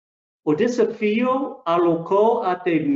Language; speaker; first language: Portuguese; non-native, fluent; English